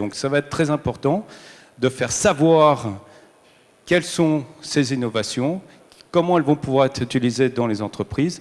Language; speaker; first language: French; native; French